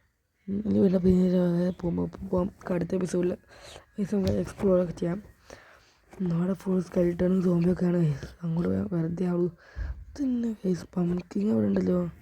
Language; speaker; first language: Malayalam; native; Malayalam